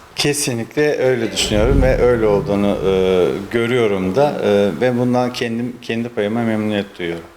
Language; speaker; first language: Turkish; early bilingual, heritage; Turkish